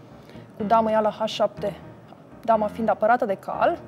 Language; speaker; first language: Romanian; native; Romanian